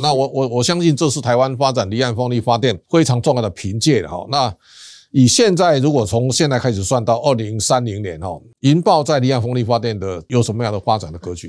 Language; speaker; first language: Chinese; native; Chinese